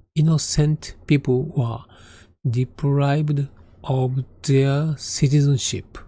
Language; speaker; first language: English; non-native, learner; Japanese